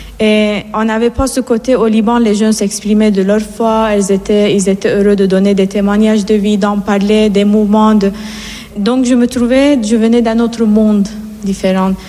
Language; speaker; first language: French; non-native, fluent; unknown